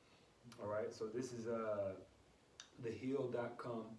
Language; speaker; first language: English; native; English